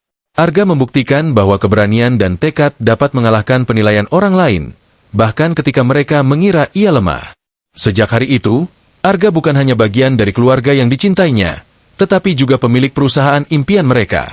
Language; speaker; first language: Indonesian; native; Indonesian